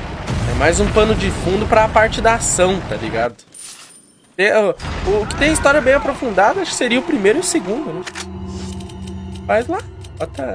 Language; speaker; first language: Portuguese; native; Portuguese